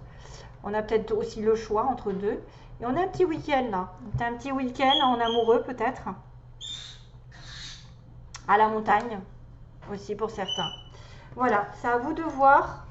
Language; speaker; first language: French; native; French